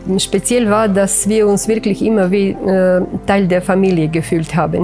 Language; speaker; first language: German; non-native, fluent; Croatian